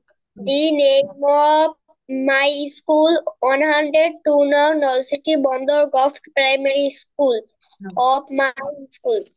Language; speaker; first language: English; non-native, learner; Bangla